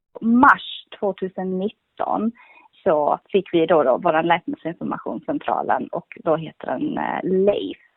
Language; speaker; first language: Swedish; early bilingual, other home language; Kurdish